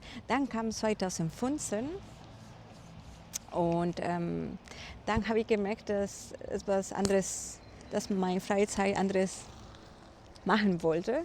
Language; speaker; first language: German; non-native, fluent; Spanish